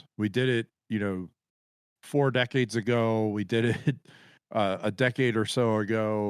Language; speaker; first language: English; native; English